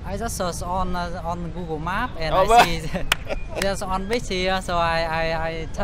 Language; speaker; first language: English; non-native, learner; Vietnamese